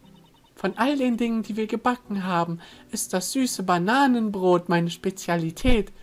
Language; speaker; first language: German; native; German